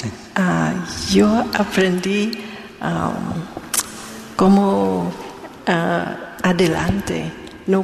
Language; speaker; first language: Spanish; non-native, learner; Vietnamese